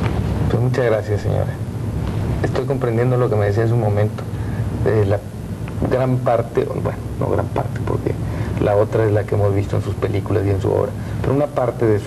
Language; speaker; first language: Spanish; native; Spanish